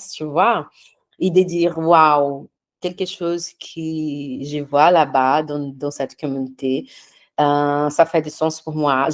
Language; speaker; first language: French; non-native, fluent; Portuguese